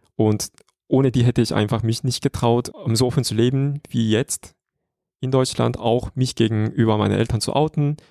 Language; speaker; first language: German; non-native, fluent; Korean